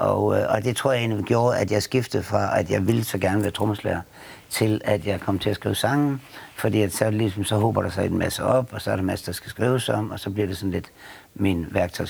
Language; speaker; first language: Danish; native; Danish